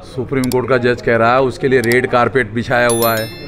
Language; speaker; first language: Hindi; non-native, local second language; Marathi